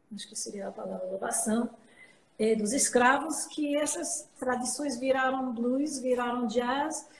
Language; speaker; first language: Portuguese; non-native, fluent; English